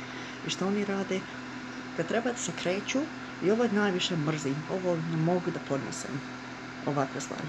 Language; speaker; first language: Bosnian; early bilingual, heritage; Bosnian